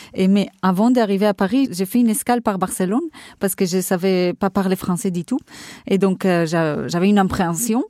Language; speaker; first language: French; non-native, fluent; Portuguese